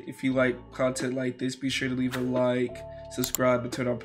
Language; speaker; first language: English; native; English